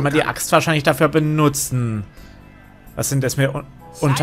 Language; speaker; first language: German; native; German